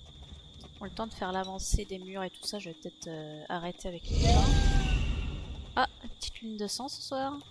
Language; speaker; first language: French; native; French